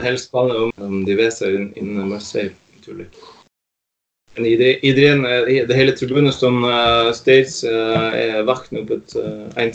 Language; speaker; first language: Dutch; non-native, fluent; Norwegian